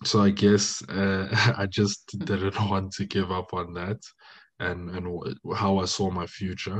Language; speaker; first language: English; non-native, local second language; French